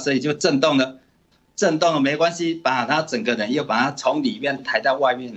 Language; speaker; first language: Chinese; native; Chinese